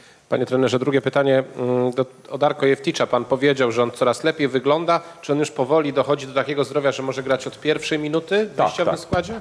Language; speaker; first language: Polish; native; Polish